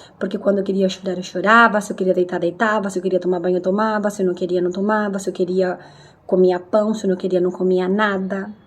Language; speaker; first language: Portuguese; non-native, fluent; Spanish